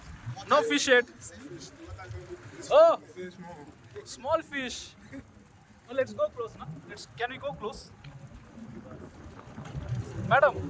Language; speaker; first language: English; non-native, local second language; Tamil